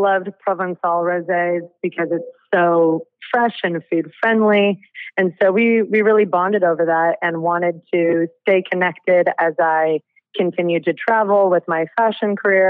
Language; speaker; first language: English; native; English